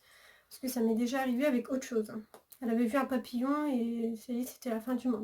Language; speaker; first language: French; native; French